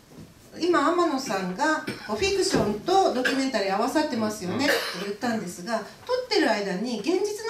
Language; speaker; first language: Japanese; native; Japanese